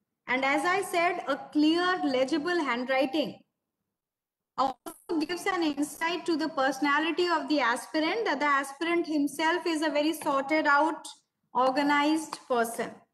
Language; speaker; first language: English; non-native, local second language; Hindi